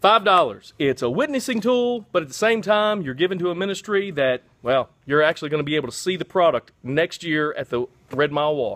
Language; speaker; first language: English; native; English